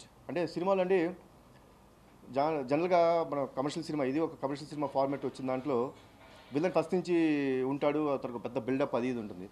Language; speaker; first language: Telugu; native; Telugu